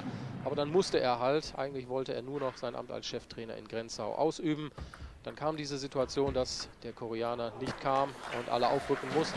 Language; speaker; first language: German; native; German